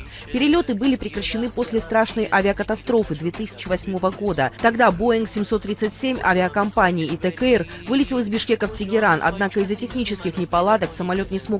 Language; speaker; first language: Russian; native; Russian